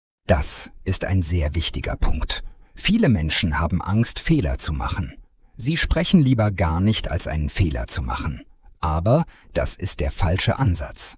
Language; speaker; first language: German; non-native, fluent; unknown